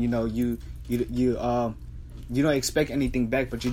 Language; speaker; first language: English; native; English